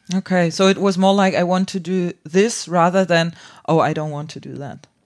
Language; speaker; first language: English; non-native, fluent; German